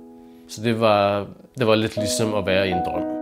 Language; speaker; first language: Danish; native; Danish